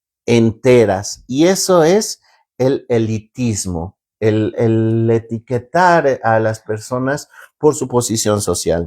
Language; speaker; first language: Spanish; native; Spanish